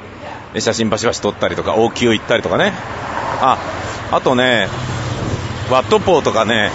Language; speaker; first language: Japanese; native; Japanese